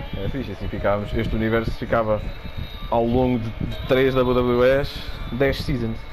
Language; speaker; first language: Portuguese; native; Portuguese